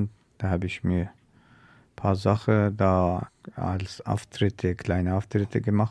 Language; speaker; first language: German; non-native, learner; Persian